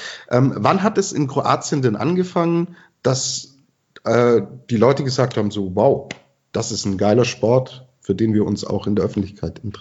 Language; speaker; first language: German; native; German